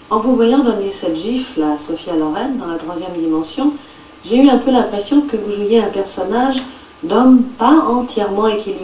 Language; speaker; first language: French; native; French